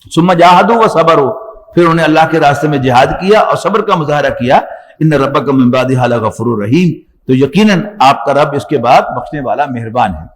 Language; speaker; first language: Urdu; non-native, local second language; Punjabi